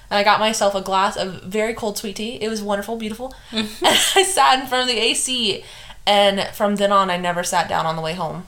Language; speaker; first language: English; native; English